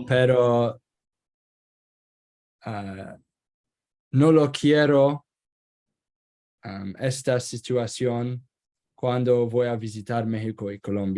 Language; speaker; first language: Spanish; non-native, learner; Kurdish